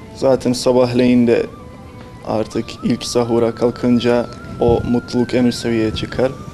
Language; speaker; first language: Turkish; non-native, fluent; Bosnian